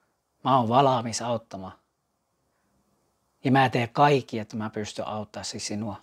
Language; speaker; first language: Finnish; non-native, fluent; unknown